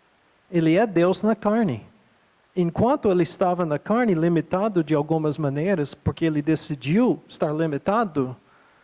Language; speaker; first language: Portuguese; non-native, fluent; English